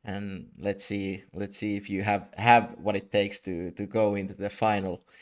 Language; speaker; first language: English; non-native, fluent; Finnish